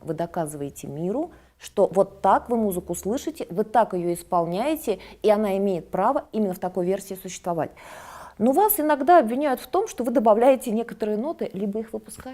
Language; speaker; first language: Russian; native; Russian